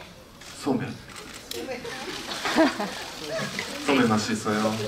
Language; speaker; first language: Korean; non-native, learner; Japanese